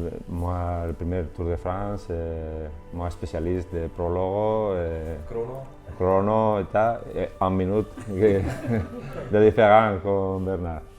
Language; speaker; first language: French; non-native, learner; Spanish